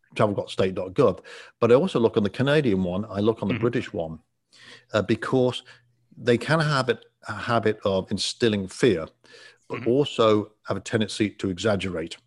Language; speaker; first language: English; native; English